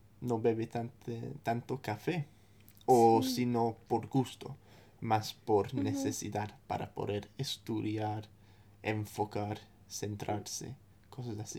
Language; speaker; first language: Spanish; non-native, fluent; English